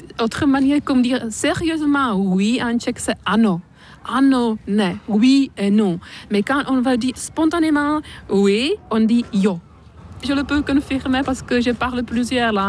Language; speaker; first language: French; non-native, fluent; Czech